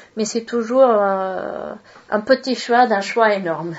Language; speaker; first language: French; non-native, fluent; Swedish